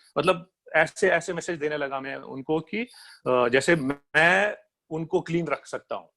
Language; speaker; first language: Hindi; non-native, local second language; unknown